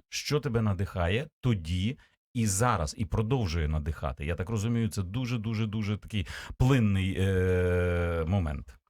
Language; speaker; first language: Ukrainian; native; Ukrainian